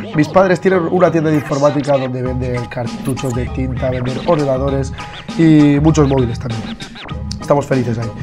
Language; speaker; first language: Spanish; early bilingual, other home language; Arabic